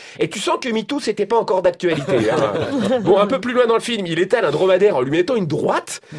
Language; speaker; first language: French; native; French